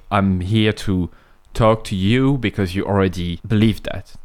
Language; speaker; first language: English; non-native, fluent; French